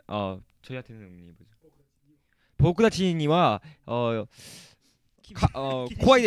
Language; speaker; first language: Japanese; non-native, learner; Korean